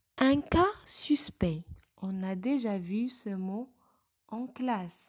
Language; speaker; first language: French; non-native, local second language; Arabic